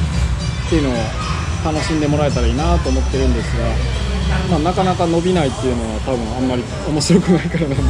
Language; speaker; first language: Japanese; native; Japanese